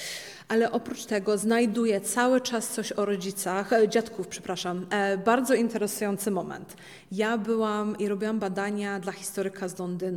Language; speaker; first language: Polish; early bilingual, heritage; Polish